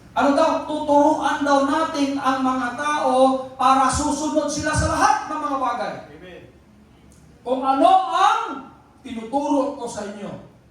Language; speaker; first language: Filipino; non-native, local second language; Cebuano